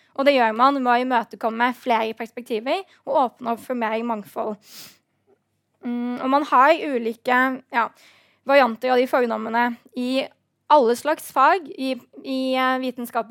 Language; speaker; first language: Norwegian; native; Norwegian